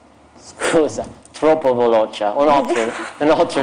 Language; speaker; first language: Italian; non-native, learner; English